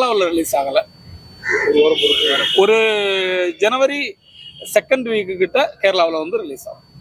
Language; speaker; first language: Tamil; native; Tamil